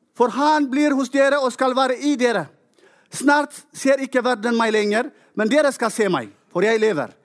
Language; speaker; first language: Norwegian; non-native, fluent; Tigrinya